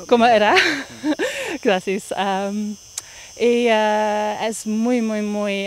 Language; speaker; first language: Spanish; non-native, learner; Dutch